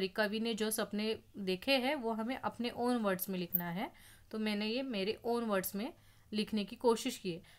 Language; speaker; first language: Hindi; non-native, local second language; Marathi